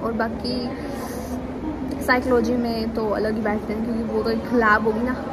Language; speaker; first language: Hindi; native; Hindi